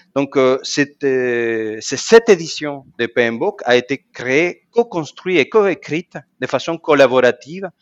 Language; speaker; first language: French; non-native, fluent; Spanish